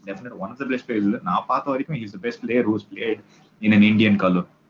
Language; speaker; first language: English; non-native, local second language; Tamil